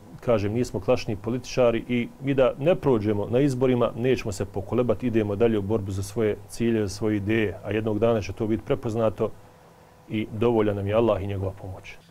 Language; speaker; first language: Bosnian; native; Bosnian